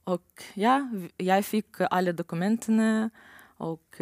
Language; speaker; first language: Norwegian; non-native, learner; Romanian